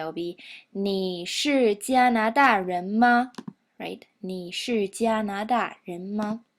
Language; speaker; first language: Chinese; non-native, fluent; English